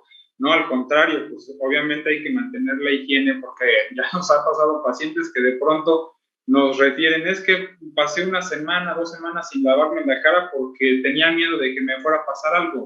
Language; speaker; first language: Spanish; native; Spanish